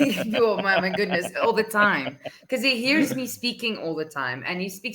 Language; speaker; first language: English; non-native, fluent; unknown